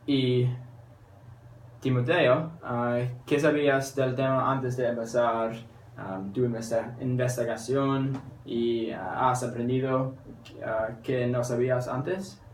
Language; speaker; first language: Spanish; non-native, learner; English